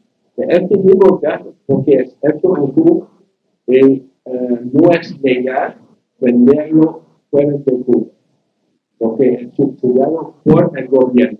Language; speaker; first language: Spanish; non-native, learner; English